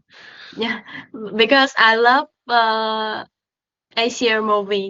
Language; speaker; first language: English; non-native, learner; Vietnamese